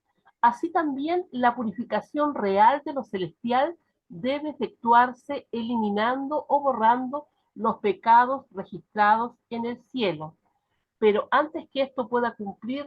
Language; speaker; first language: Spanish; native; Spanish